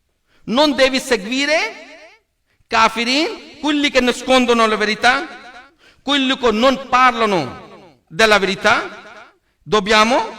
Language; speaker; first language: Italian; non-native, learner; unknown